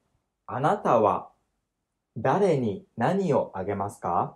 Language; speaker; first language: Japanese; non-native, learner; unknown